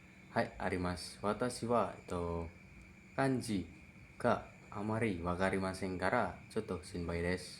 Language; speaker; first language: Japanese; non-native, learner; Indonesian